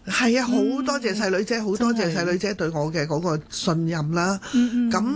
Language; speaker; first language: Cantonese; native; Cantonese